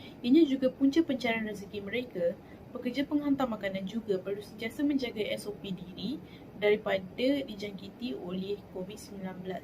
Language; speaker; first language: Malay; native; Malay